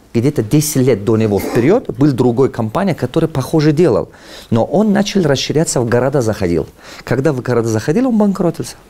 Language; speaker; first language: Russian; non-native, local second language; Tajik